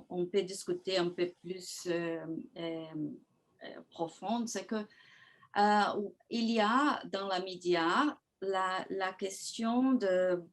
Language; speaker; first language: French; non-native, fluent; Portuguese